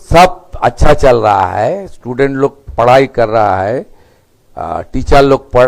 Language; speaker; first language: Hindi; non-native, local second language; Bangla